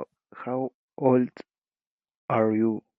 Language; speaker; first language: English; non-native, learner; Spanish